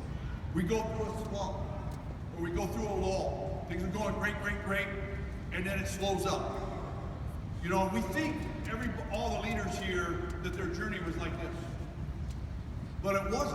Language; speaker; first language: English; native; English